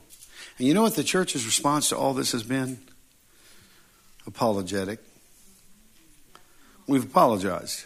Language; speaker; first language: English; native; English